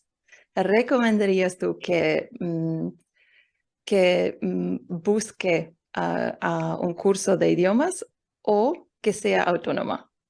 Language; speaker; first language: Spanish; non-native, learner; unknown